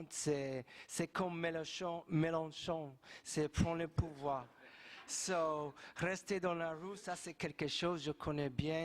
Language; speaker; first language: French; non-native, fluent; English